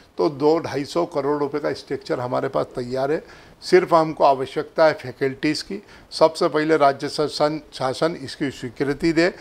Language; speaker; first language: Hindi; native; Hindi